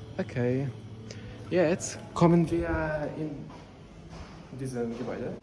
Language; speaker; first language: German; non-native, learner; Serbian